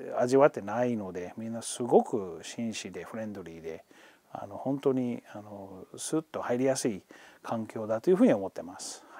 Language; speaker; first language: Japanese; non-native, fluent; English